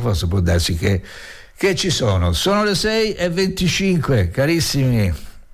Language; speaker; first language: Italian; native; Italian